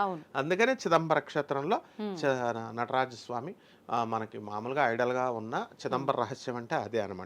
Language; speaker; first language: Telugu; native; Telugu